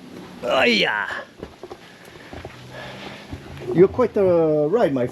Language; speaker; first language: English; non-native, learner; French